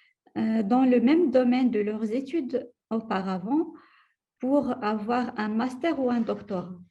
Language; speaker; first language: French; non-native, local second language; Arabic